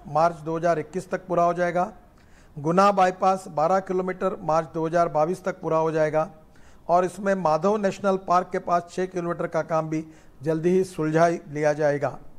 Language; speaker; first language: Hindi; non-native, local second language; Marathi